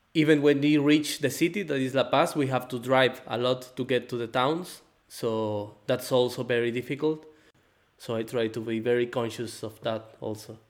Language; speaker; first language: English; non-native, fluent; Spanish